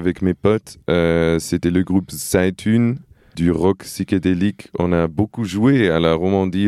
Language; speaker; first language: French; non-native, fluent; Portuguese